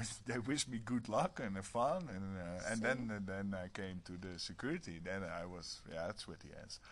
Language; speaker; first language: English; non-native, fluent; Dutch